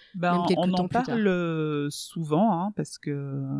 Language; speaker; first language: French; non-native, fluent; Swahili